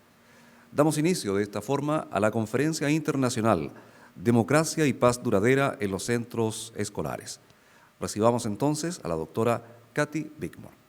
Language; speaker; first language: Spanish; native; Spanish